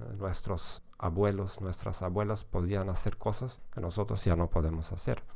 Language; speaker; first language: Spanish; non-native, fluent; German